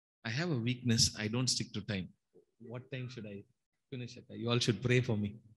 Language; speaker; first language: English; non-native, local second language; Tamil